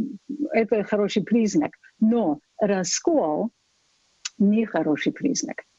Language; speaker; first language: Russian; non-native, fluent; English